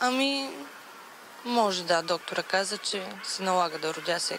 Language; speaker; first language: Bulgarian; native; Bulgarian